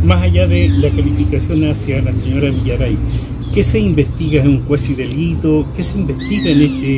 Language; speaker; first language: Spanish; native; Spanish